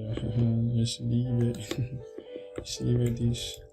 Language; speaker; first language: German; non-native, learner; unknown